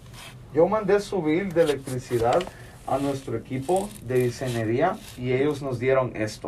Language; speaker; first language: Spanish; early bilingual, other home language; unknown